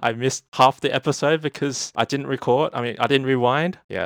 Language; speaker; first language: English; native; English